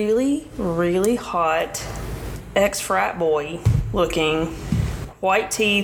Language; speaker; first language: English; native; English